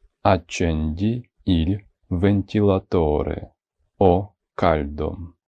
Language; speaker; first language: Italian; non-native, fluent; Ukrainian